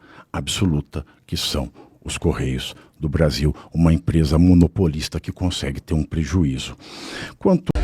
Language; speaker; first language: Portuguese; native; Portuguese